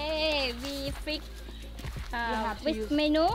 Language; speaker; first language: English; non-native, learner; Thai